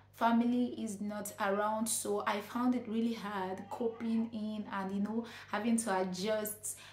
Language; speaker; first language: English; non-native, local second language; Igbo